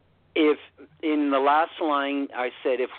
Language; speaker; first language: English; native; English